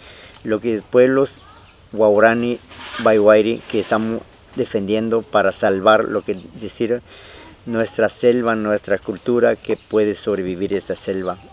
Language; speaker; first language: Spanish; non-native, local second language; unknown